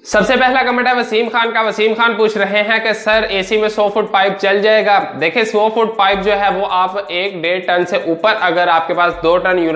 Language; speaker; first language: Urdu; non-native, local second language; Punjabi